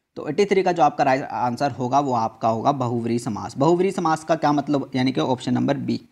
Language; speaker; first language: Hindi; native; Hindi